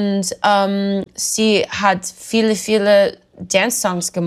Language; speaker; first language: German; non-native, learner; English